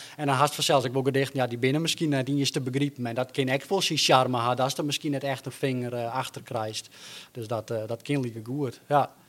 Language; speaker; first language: Dutch; non-native, local second language; Western Frisian